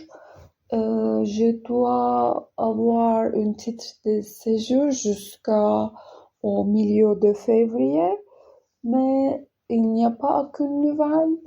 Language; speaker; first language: French; non-native, learner; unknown